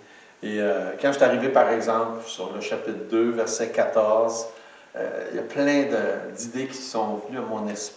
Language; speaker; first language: French; native; French